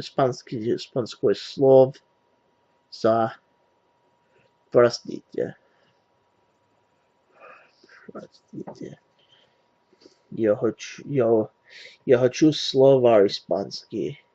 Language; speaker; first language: Russian; non-native, learner; English